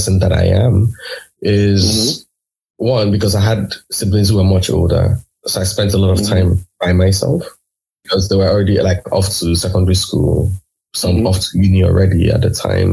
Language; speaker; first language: English; non-native, local second language; Igbo